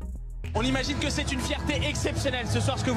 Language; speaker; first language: French; native; French